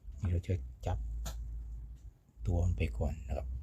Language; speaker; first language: Thai; native; Thai